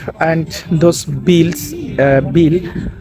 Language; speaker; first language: English; non-native, learner; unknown